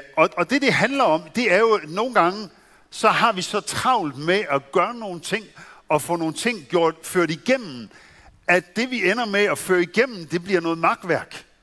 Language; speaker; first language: Danish; native; Danish